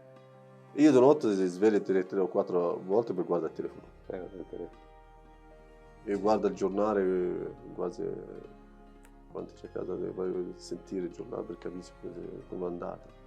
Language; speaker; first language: Italian; non-native, learner; Arabic